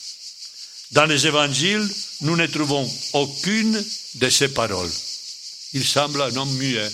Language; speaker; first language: French; non-native, fluent; Spanish